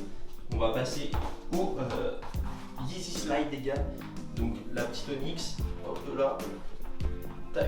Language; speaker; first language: French; native; French